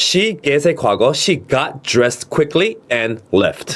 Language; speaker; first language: English; early bilingual, other home language; Korean